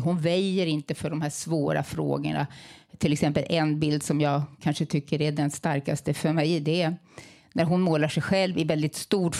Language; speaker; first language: Swedish; native; Swedish